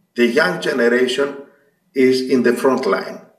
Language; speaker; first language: English; non-native, fluent; Greek